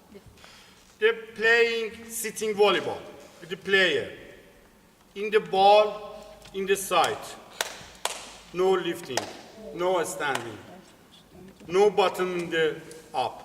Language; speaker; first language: English; non-native, learner; Persian